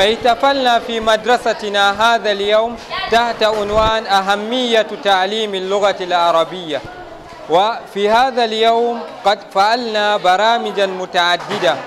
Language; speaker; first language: Arabic; non-native, learner; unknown